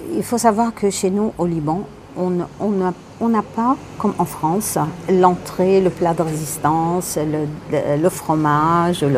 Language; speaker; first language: French; non-native, local second language; Arabic